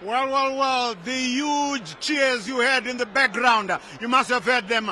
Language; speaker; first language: English; non-native, local second language; Shona